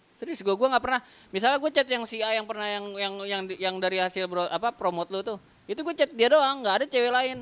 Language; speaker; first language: Indonesian; native; Indonesian